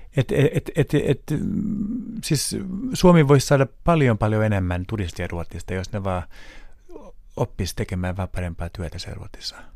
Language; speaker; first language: Finnish; non-native, local second language; Swedish